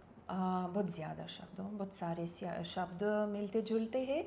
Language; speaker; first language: Hindi; non-native, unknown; Lithuanian